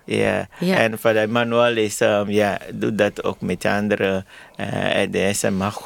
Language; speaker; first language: Dutch; non-native, learner; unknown